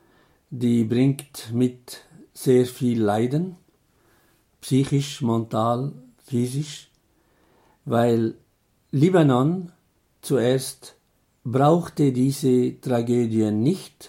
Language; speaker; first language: German; non-native, fluent; Arabic